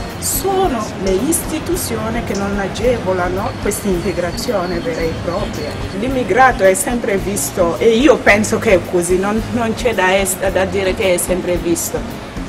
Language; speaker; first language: Italian; non-native, fluent; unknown